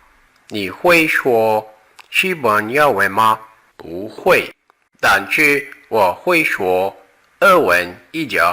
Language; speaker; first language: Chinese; non-native, learner; Portuguese